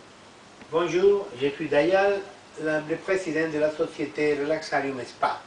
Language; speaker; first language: French; non-native, learner; Italian